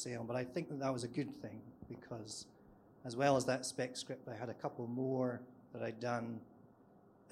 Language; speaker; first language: English; native; English